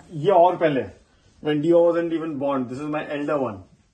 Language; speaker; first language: English; non-native, local second language; Hindi